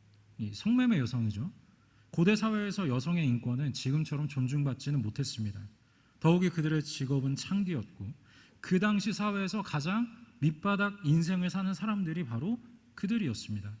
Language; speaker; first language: Korean; native; Korean